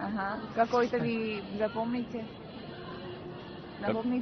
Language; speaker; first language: Russian; non-native, learner; Hindi